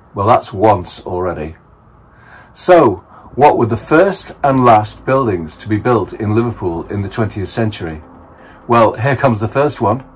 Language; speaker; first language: English; native; English